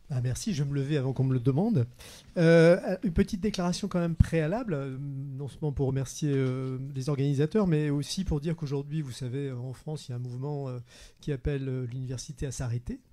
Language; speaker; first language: French; native; French